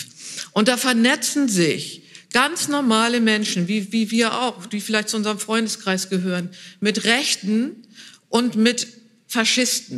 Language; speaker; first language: German; native; German